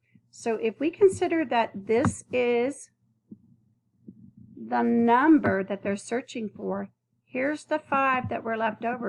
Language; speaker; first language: English; native; English